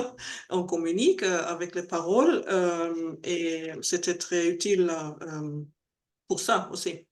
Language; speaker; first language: French; non-native, learner; Spanish